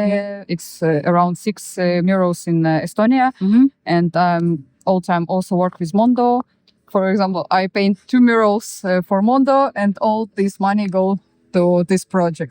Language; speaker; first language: English; non-native, learner; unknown